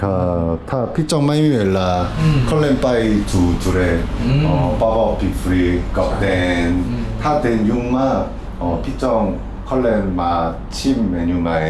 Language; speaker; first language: Thai; non-native, learner; Korean